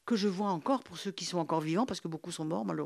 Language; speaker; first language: French; native; French